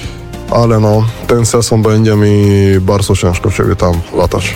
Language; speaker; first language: Polish; non-native, learner; Spanish